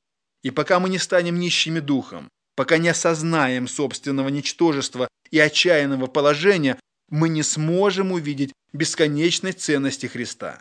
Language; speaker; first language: Russian; native; Russian